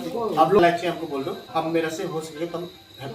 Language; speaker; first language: Hindi; non-native, local second language; Garo